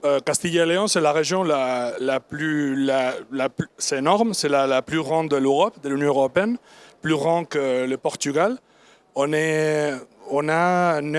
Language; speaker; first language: French; non-native, learner; Spanish